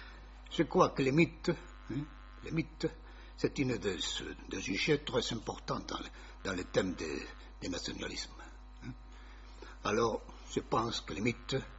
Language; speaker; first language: French; non-native, learner; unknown